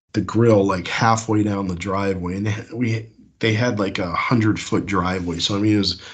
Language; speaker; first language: English; native; English